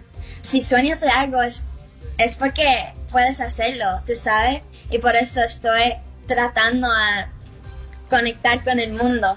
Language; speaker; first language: Spanish; early bilingual, heritage; Spanish